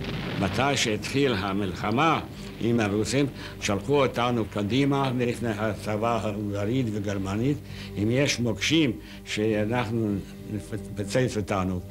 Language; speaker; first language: Hebrew; non-native, fluent; Yiddish